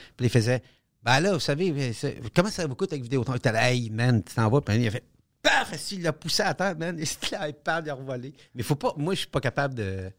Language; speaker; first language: French; native; French